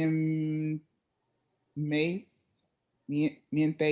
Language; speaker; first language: Spanish; non-native, learner; English